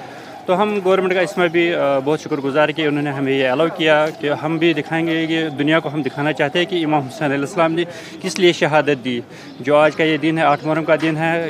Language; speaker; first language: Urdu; non-native, local second language; Kashmiri